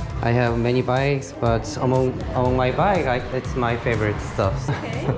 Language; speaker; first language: English; non-native, learner; Korean